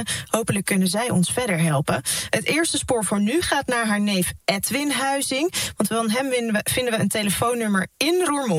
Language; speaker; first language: Dutch; native; Dutch